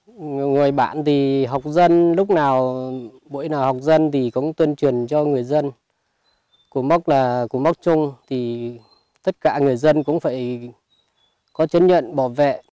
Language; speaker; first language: Vietnamese; non-native, local second language; Hmong